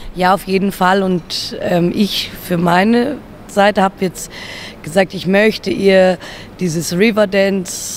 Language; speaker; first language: German; native; German